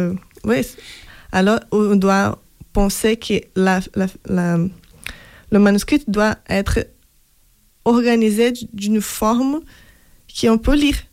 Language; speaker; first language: French; non-native, fluent; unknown